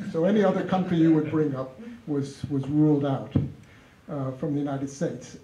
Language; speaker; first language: English; native; English